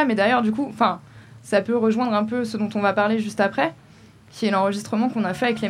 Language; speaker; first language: French; native; French